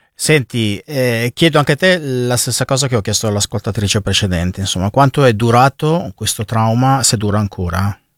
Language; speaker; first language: Italian; native; Italian